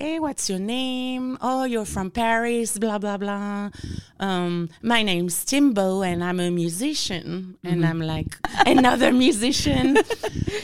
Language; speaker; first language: English; non-native, fluent; French